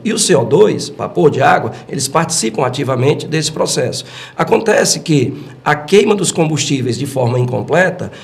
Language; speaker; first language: Portuguese; native; Portuguese